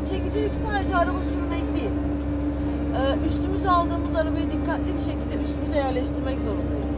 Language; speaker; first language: Turkish; native; Turkish